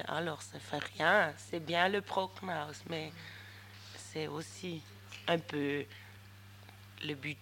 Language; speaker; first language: French; non-native, local second language; German